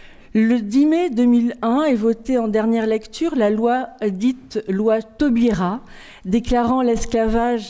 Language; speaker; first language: French; native; French